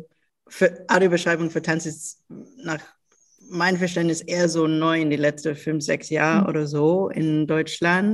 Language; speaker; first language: German; non-native, local second language; English